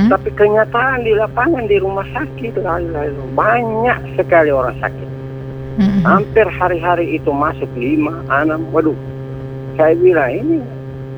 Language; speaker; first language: Indonesian; native; Indonesian